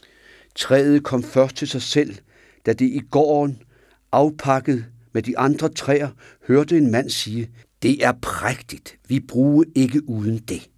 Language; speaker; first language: Danish; native; Danish